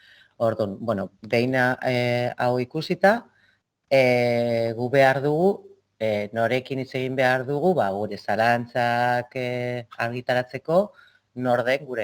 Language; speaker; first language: Basque; non-native, local second language; Spanish